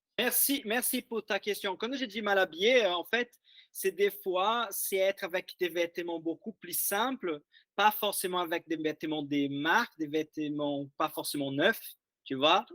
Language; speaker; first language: French; non-native, fluent; Portuguese